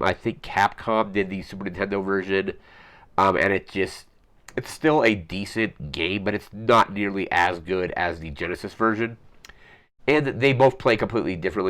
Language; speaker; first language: English; native; English